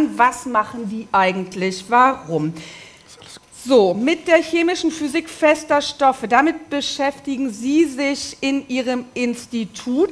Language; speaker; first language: German; native; German